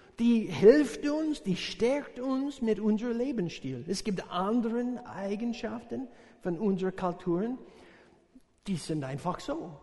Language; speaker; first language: German; non-native, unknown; English